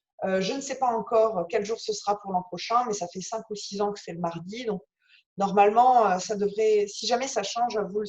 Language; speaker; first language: French; native; French